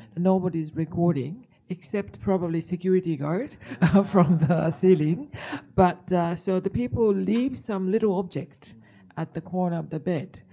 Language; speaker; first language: English; non-native, fluent; Japanese